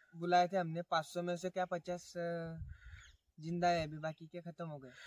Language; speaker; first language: Hindi; non-native, local second language; Marathi